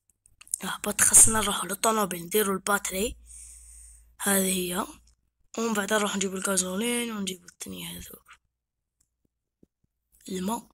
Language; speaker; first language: Arabic; native; Arabic